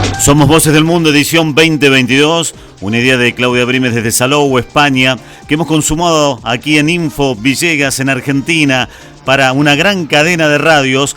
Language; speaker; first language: Spanish; native; Spanish